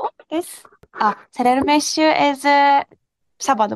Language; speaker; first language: Hungarian; non-native, learner; Japanese